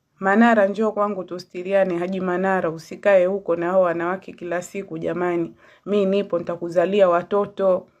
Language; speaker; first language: Swahili; native; Swahili